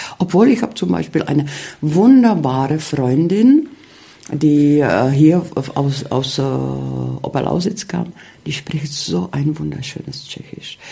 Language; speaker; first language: German; non-native, fluent; Czech